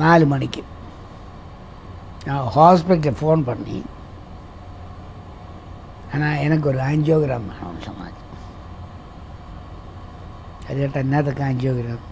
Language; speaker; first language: Tamil; non-native, local second language; Malayalam